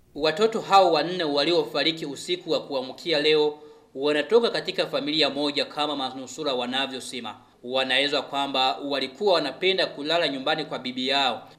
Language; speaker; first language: Swahili; non-native, local second language; Rundi